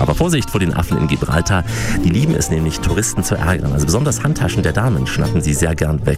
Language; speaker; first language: German; native; German